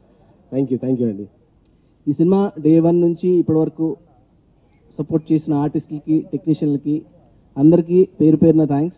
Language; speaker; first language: Telugu; native; Telugu